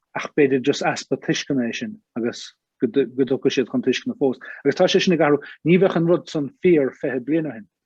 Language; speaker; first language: Irish; native; Irish